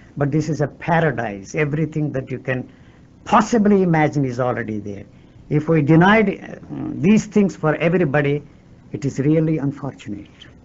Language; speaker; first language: English; non-native, local second language; Telugu